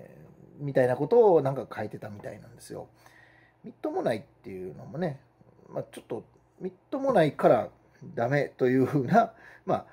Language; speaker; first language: Japanese; native; Japanese